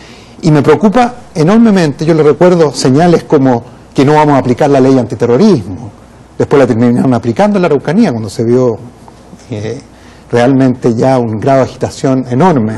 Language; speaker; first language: Spanish; native; Spanish